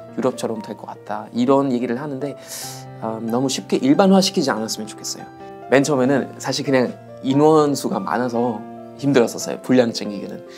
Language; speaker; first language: Korean; non-native, fluent; German